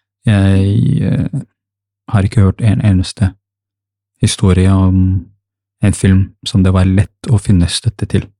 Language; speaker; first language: Norwegian; non-native, fluent; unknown